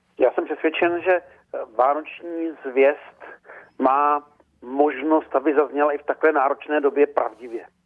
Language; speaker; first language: Czech; native; Czech